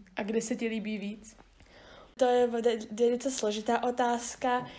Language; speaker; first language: Czech; early bilingual, other home language; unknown